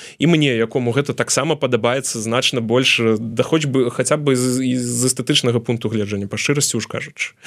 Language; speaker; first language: Belarusian; non-native, local second language; Russian